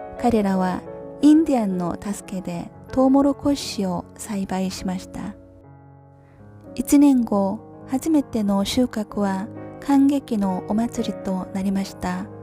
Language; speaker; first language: Japanese; non-native, learner; Korean